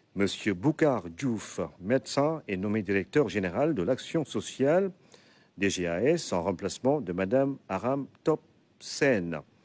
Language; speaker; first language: French; non-native, local second language; Wolof